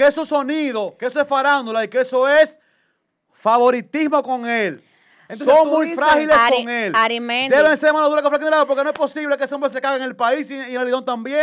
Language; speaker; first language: Spanish; native; Spanish